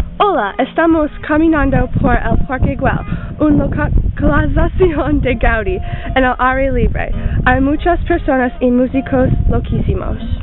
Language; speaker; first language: Spanish; non-native, learner; English